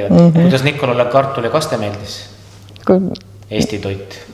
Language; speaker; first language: Estonian; native; Estonian